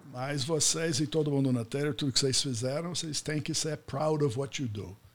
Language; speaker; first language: Portuguese; non-native, fluent; English